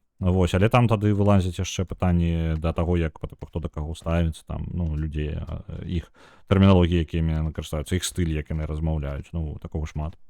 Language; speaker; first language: Belarusian; non-native, local second language; Russian